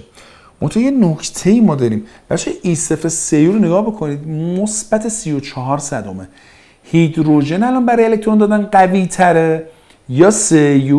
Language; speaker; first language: Persian; native; Persian